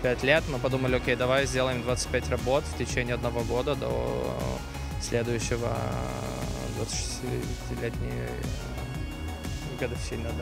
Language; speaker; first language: Russian; non-native, local second language; Romanian